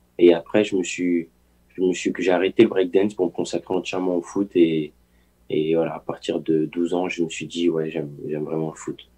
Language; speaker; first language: French; early bilingual, other home language; Haitian Creole